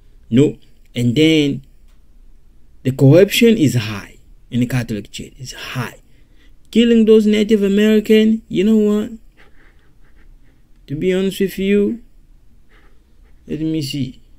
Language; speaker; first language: English; non-native, fluent; Lingala